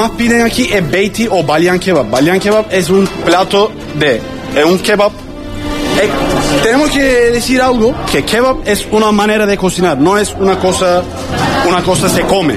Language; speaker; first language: Spanish; non-native, learner; Turkish